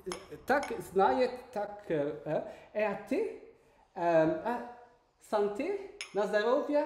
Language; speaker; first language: Russian; non-native, learner; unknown